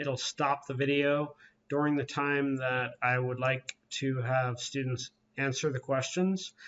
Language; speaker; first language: English; native; English